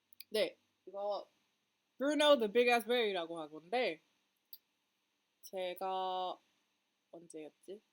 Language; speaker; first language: Korean; non-native, learner; English